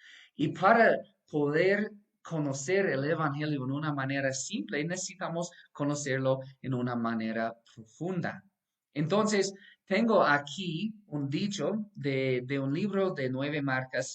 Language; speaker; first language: Spanish; non-native, fluent; English